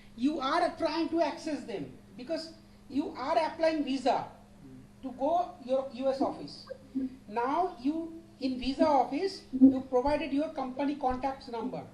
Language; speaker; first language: English; non-native, local second language; Bangla